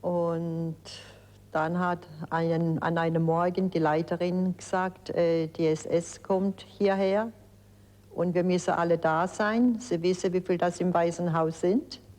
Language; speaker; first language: German; early bilingual, other home language; Polish